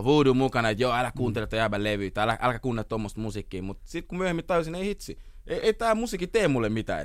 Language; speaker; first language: Finnish; early bilingual, other home language; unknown